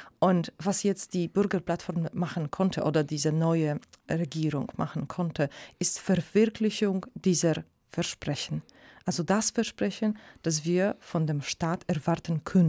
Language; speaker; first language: German; non-native, fluent; Polish